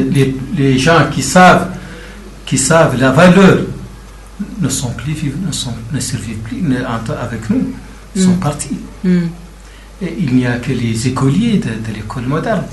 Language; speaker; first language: French; non-native, local second language; Arabic